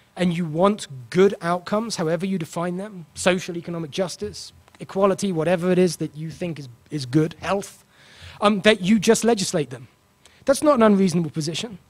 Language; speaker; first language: English; native; English